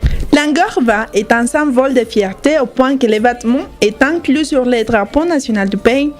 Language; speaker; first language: French; non-native, learner; Spanish